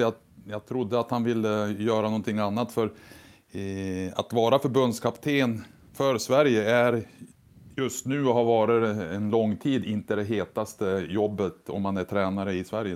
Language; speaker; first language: Swedish; native; Swedish